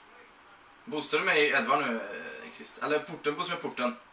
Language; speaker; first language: Swedish; native; Swedish